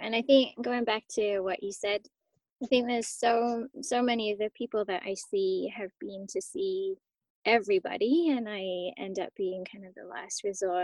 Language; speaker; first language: English; native; English